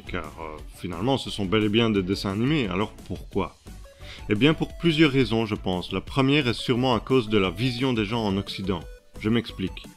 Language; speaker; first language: French; native; French